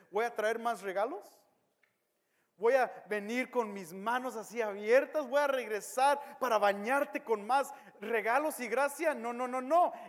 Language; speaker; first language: Spanish; early bilingual, heritage; Spanish